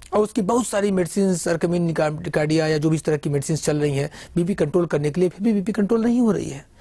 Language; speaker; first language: Hindi; native; Hindi